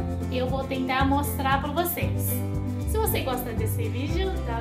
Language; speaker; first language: Portuguese; non-native, fluent; Chinese